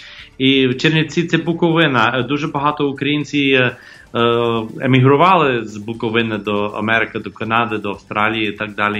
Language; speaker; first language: Ukrainian; non-native, fluent; English